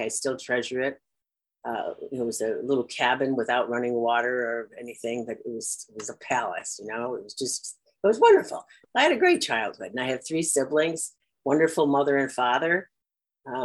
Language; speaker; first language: English; native; English